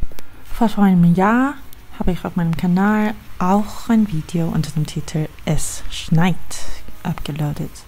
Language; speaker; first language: German; non-native, fluent; Korean